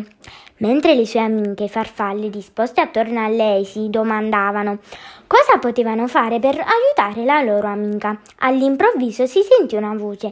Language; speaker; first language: Italian; native; Italian